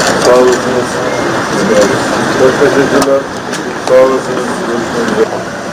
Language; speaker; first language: Turkish; non-native, fluent; Somali